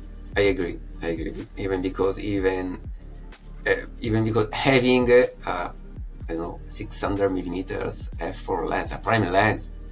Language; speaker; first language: English; non-native, fluent; Italian